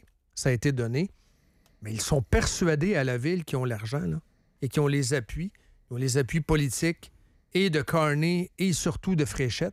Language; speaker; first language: French; native; French